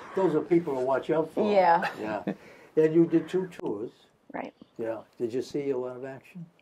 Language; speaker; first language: English; native; English